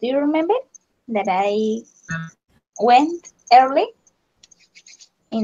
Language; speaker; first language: English; non-native, learner; Spanish